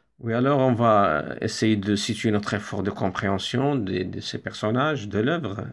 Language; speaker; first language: French; non-native, local second language; Arabic